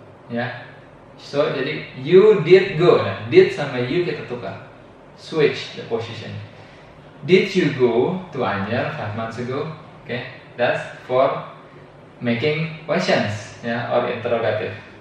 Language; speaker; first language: English; non-native, fluent; Indonesian